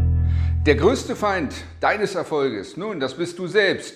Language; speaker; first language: German; native; German